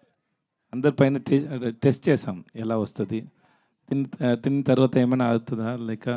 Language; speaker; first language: Telugu; non-native, learner; Tamil